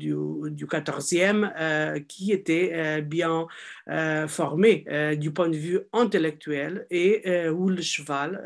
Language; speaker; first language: French; non-native, fluent; Portuguese